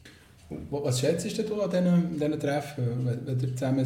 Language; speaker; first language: German; native; German